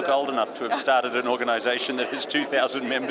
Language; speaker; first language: English; native; English